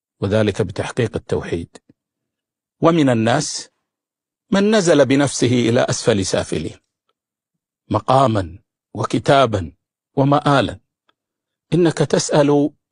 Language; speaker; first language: Arabic; native; Arabic